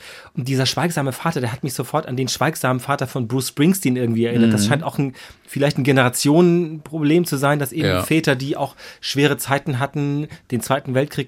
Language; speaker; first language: German; native; German